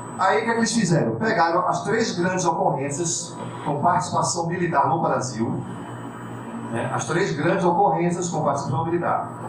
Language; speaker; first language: Portuguese; native; Portuguese